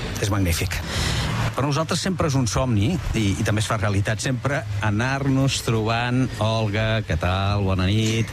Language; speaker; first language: Catalan; native; Catalan